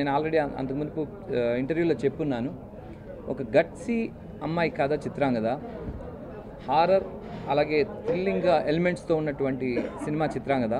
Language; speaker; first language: Telugu; native; Telugu